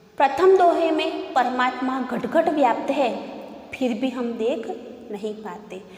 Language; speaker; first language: Hindi; non-native, local second language; Gujarati